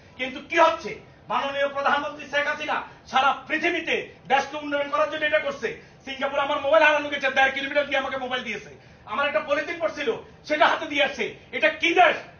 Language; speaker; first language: Bangla; native; Bangla